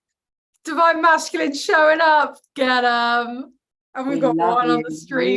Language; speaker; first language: English; native; English